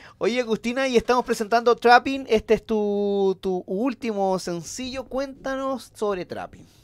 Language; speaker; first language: Spanish; native; Spanish